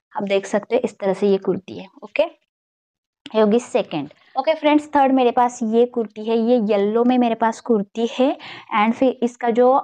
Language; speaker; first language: Hindi; non-native, local second language; Marathi